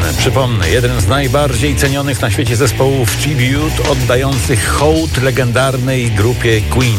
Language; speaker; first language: Polish; native; Polish